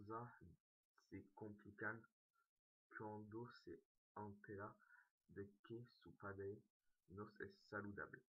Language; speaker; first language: Spanish; non-native, learner; French